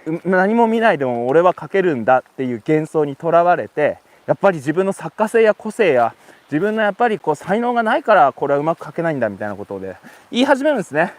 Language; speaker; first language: Japanese; native; Japanese